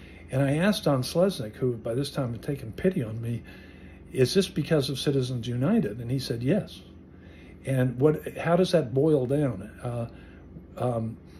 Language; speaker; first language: English; native; English